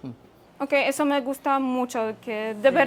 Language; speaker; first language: Spanish; non-native, fluent; Polish